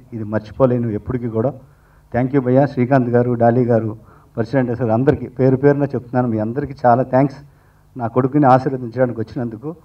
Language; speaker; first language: Telugu; native; Telugu